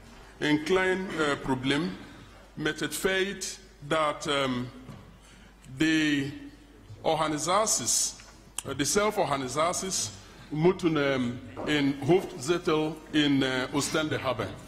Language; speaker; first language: Dutch; non-native, fluent; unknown